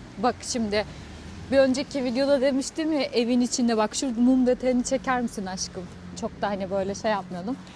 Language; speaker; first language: Turkish; native; Turkish